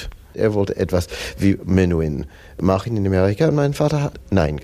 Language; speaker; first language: German; non-native, fluent; English